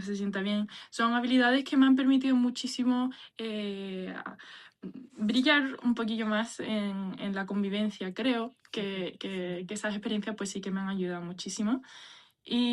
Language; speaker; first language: Spanish; native; Spanish